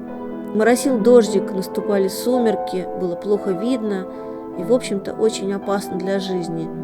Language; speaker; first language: Russian; native; Russian